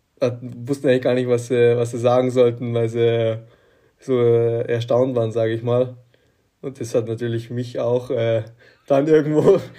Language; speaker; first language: German; native; German